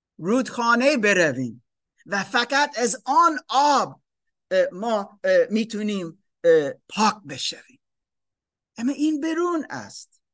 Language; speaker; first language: Persian; non-native, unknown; German